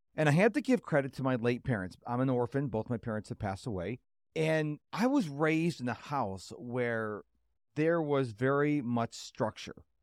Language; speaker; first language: English; early bilingual, other home language; Polish